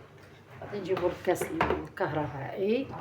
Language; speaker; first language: Arabic; native; Arabic